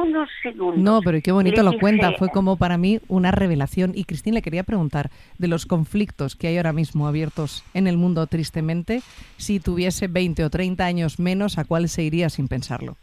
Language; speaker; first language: Spanish; native; Spanish